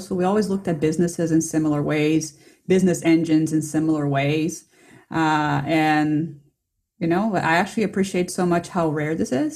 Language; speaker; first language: English; non-native, fluent; Portuguese